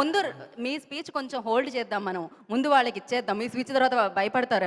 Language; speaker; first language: Telugu; native; Telugu